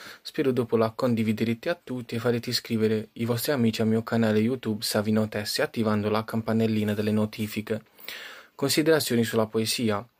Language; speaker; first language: Italian; native; Italian